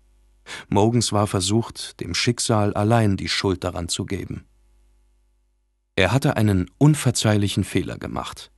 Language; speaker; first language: German; native; German